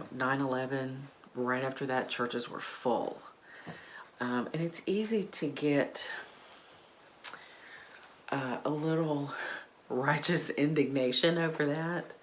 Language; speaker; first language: English; native; English